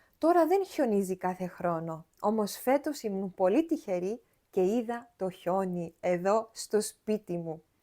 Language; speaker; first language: Greek; native; Greek